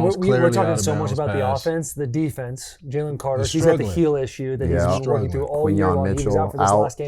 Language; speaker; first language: English; native; English